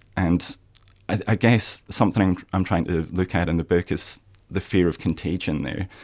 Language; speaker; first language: English; native; English